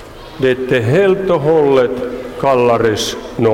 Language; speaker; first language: Swedish; non-native, local second language; Finnish